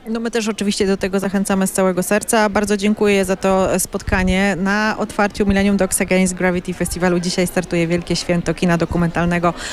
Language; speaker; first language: Polish; native; Polish